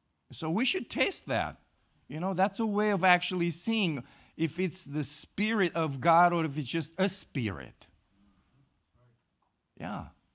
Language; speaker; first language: English; non-native, fluent; Romanian